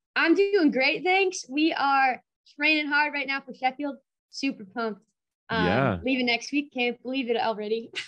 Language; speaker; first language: English; native; English